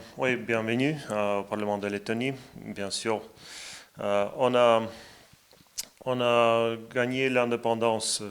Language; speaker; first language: French; non-native, fluent; Latvian